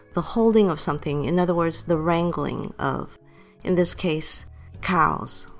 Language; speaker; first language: English; native; English